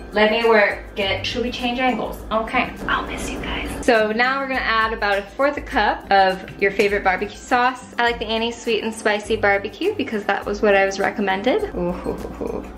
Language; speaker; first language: English; native; English